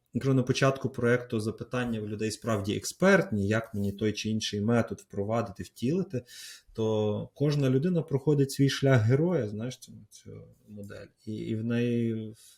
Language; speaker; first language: Ukrainian; native; Ukrainian